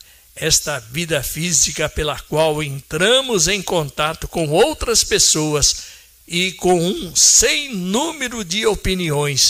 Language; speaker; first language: Portuguese; native; Portuguese